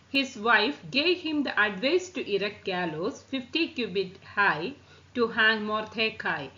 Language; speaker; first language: English; non-native, local second language; Malayalam